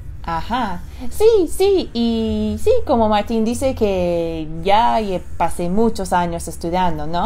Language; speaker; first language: Spanish; non-native, fluent; English